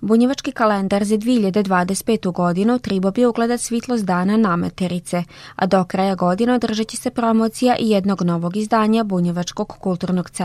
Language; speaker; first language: Serbian; native; Serbian